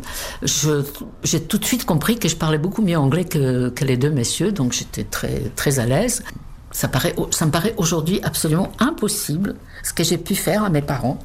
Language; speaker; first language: French; non-native, fluent; Czech